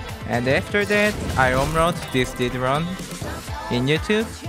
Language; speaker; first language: English; non-native, learner; Korean